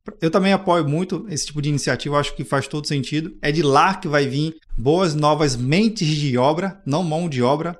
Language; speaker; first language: Portuguese; native; Portuguese